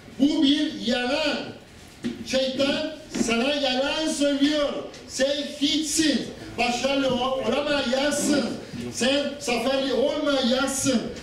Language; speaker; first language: Turkish; non-native, fluent; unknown